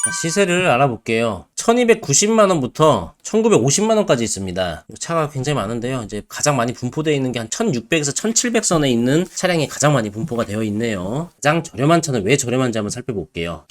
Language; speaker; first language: Korean; native; Korean